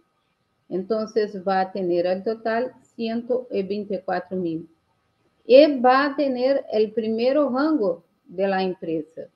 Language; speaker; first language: Portuguese; non-native, learner; Spanish